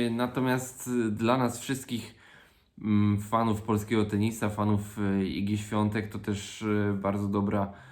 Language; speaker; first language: Polish; native; Polish